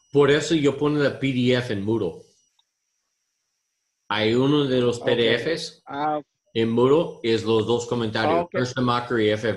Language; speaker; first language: Spanish; non-native, learner; English